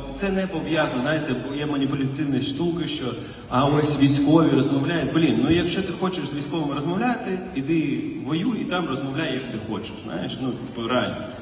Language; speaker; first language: Ukrainian; non-native, local second language; Russian